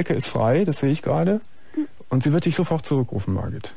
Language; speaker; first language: German; native; German